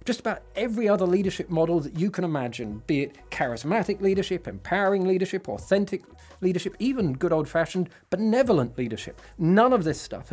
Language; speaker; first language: English; native; English